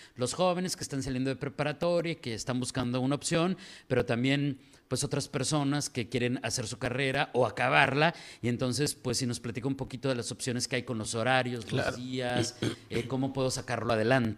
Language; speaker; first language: Spanish; native; Spanish